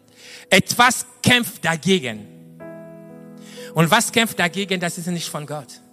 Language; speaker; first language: German; non-native, fluent; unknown